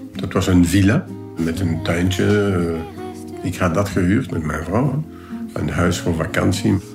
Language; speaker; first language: Dutch; non-native, local second language; French